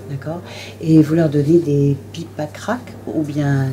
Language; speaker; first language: French; native; French